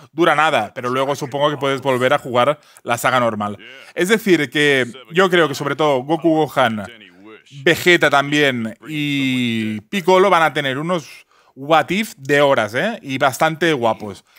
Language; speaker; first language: Spanish; native; Spanish